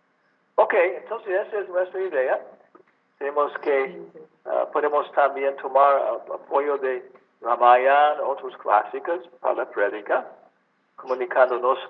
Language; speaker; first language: Spanish; non-native, fluent; English